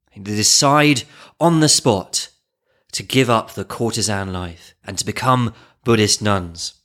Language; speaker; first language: English; native; English